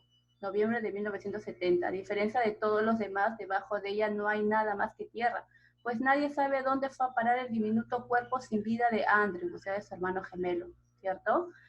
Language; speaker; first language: Spanish; native; Spanish